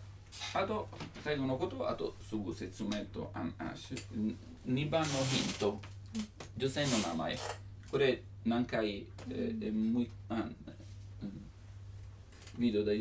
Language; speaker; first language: Japanese; non-native, learner; Italian